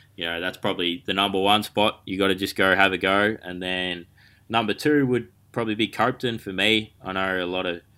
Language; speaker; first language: English; native; English